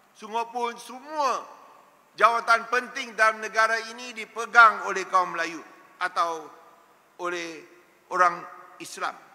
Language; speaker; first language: Malay; non-native, local second language; Chinese